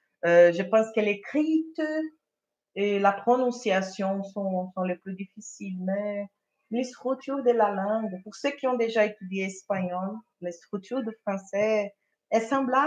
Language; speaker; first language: French; non-native, fluent; Portuguese